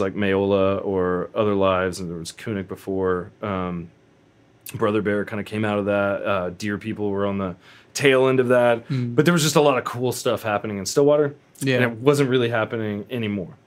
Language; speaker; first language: English; native; English